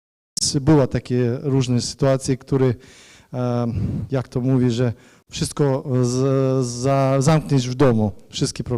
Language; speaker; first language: Polish; non-native, learner; Ukrainian